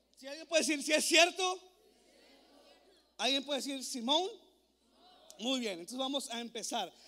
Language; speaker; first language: Spanish; native; Spanish